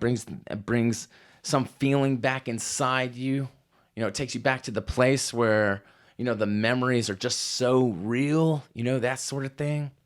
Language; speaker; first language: English; native; English